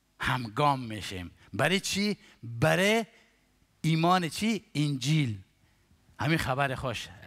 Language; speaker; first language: Persian; native; Persian